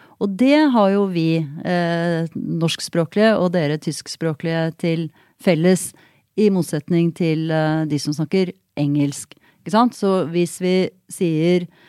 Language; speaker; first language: Norwegian; native; Norwegian